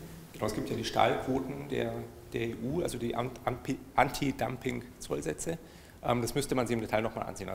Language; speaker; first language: German; native; German